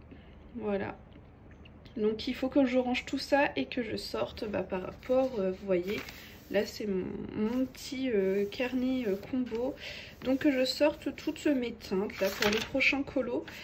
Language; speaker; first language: French; native; French